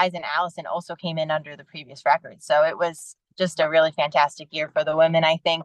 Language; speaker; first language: English; native; English